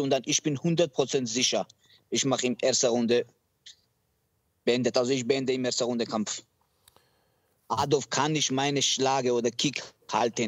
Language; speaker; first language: German; non-native, learner; Georgian